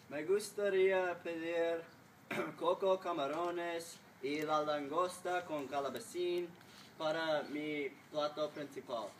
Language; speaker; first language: Spanish; non-native, learner; English